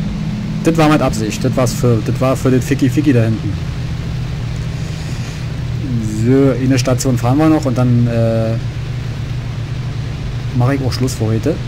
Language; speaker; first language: German; native; German